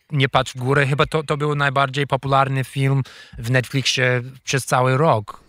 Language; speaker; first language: Polish; non-native, fluent; English